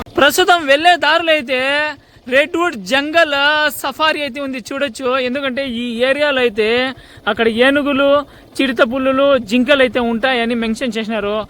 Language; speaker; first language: Telugu; non-native, local second language; Urdu